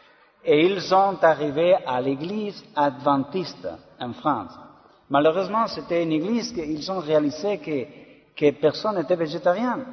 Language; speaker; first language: French; non-native, learner; Spanish